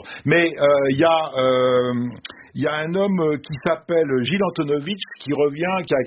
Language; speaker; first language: French; native; French